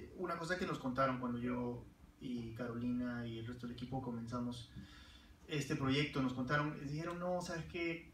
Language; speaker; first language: Spanish; early bilingual, heritage; Spanish